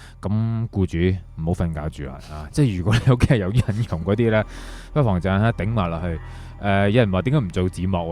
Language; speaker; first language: Cantonese; native; Cantonese